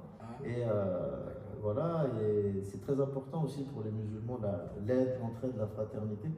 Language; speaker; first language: French; non-native, learner; Chinese